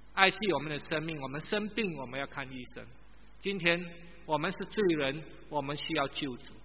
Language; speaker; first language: Chinese; non-native, local second language; Min Nan Chinese